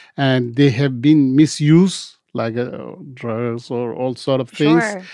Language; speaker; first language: English; non-native, local second language; Tibetan